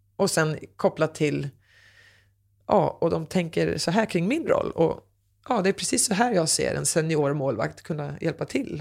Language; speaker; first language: Swedish; native; Swedish